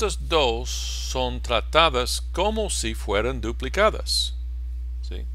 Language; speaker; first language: Spanish; non-native, fluent; English